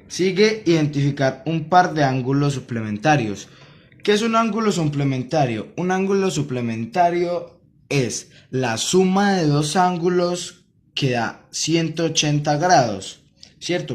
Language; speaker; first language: Spanish; native; Spanish